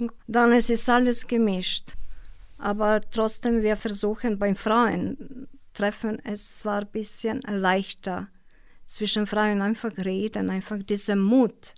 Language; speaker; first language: German; non-native, learner; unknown